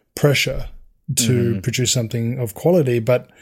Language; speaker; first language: English; native; English